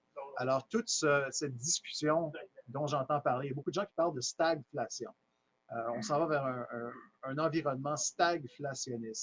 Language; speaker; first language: French; native; French